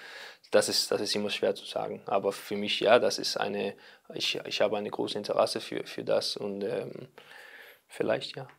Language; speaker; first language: German; non-native, learner; Danish